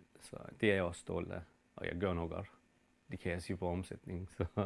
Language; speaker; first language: Danish; non-native, fluent; Turkish